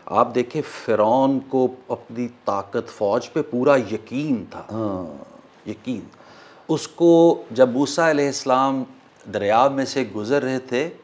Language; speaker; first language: Urdu; non-native, local second language; Punjabi